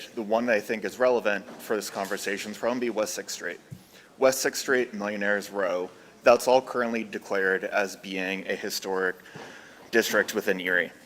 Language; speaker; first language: English; native; English